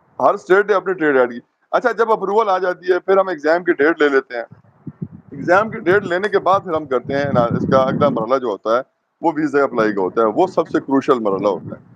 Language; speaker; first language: Urdu; non-native, local second language; Pashto